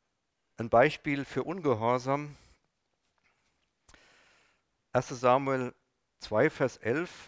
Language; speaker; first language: German; native; German